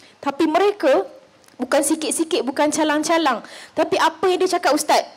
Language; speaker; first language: Malay; native; Malay